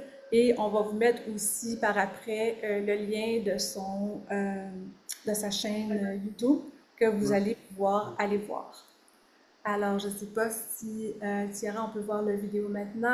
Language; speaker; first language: French; native; French